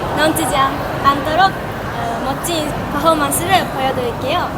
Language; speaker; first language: Korean; non-native, learner; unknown